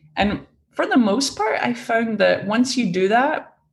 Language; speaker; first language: English; native; English